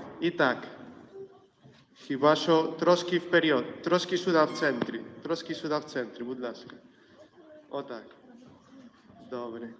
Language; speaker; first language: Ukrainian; non-native, fluent; Polish